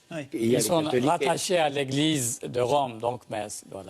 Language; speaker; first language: French; native; French